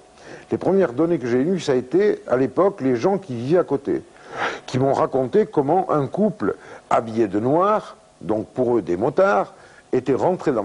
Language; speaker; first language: French; native; French